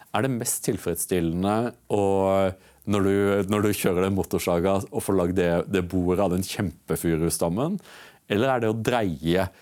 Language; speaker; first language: Norwegian; native; Norwegian